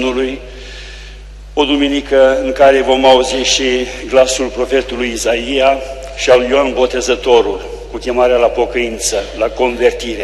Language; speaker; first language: Romanian; native; Romanian